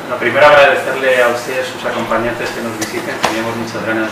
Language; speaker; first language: Spanish; native; Spanish